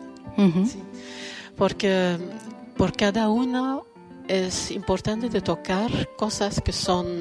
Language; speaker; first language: Spanish; non-native, fluent; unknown